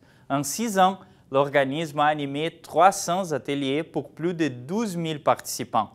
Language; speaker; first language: French; non-native, fluent; Portuguese